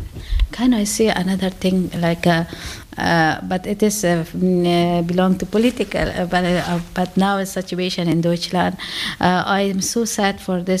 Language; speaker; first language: English; non-native, learner; Persian